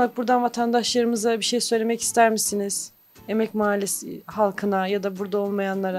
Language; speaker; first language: Turkish; native; Turkish